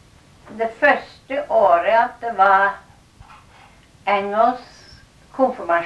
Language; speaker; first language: Norwegian; early bilingual, heritage; Norwegian